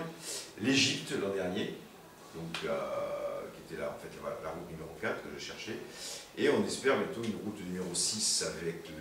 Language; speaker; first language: French; native; French